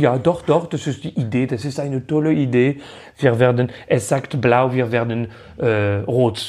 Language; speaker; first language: German; non-native, fluent; French